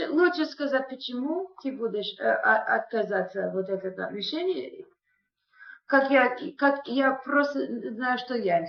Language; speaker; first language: Russian; non-native, fluent; English